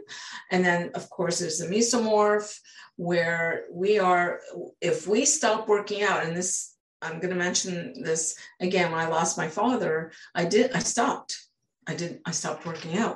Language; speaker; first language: English; native; English